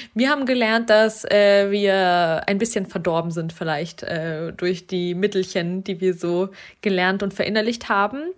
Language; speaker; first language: German; early bilingual, other home language; Russian